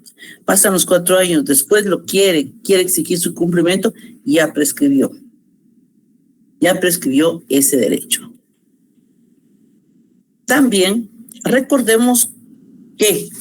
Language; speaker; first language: Spanish; native; Spanish